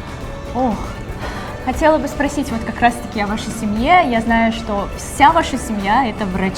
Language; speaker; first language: Russian; native; Russian